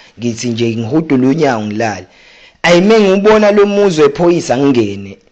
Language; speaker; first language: Zulu; native; Zulu